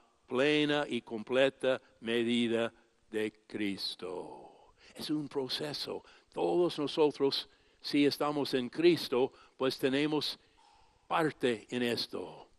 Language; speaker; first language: Spanish; non-native, fluent; English